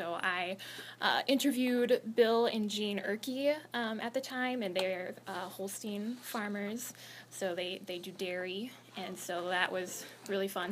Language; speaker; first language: English; native; English